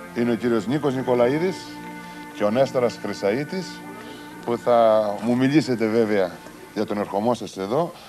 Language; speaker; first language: Greek; native; Greek